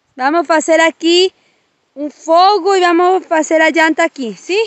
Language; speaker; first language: Spanish; non-native, learner; Portuguese